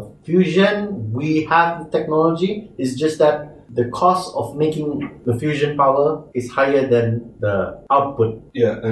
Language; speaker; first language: English; non-native, local second language; Malay